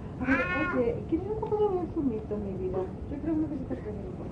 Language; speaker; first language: Spanish; native; Spanish